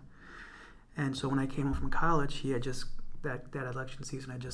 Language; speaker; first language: English; native; English